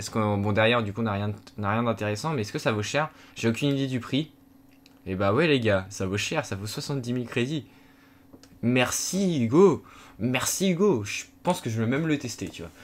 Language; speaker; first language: French; native; French